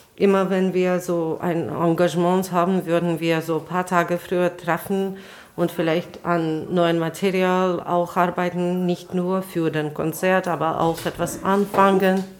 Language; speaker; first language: German; non-native, fluent; Russian